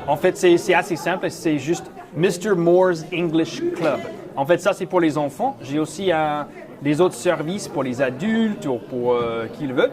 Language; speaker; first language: French; non-native, fluent; English